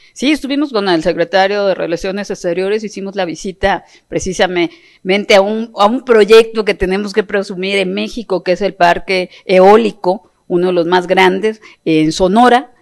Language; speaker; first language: Spanish; native; Spanish